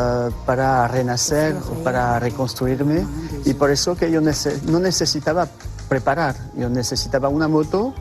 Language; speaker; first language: Spanish; non-native, fluent; French